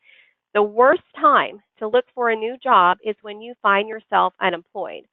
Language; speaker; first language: English; native; English